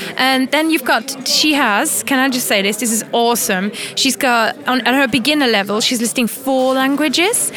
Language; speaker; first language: English; non-native, fluent; German